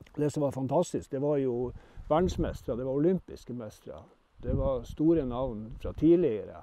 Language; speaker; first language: Norwegian; native; Norwegian